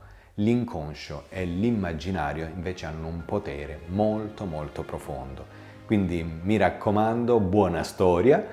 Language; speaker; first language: Italian; native; Italian